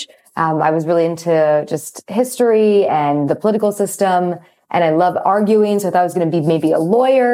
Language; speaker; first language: English; native; English